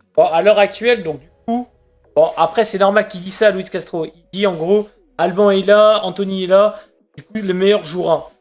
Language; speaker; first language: French; native; French